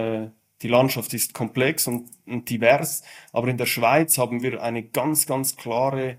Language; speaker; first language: German; native; German